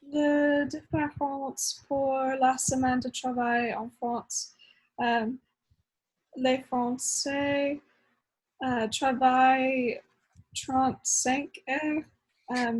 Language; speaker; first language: French; non-native, learner; English